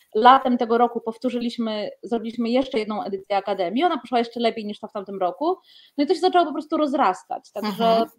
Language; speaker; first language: Polish; native; Polish